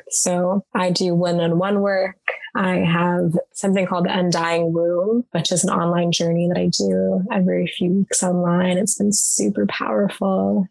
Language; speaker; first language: English; native; English